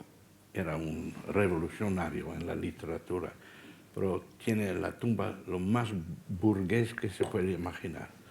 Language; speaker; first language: Spanish; non-native, fluent; Dutch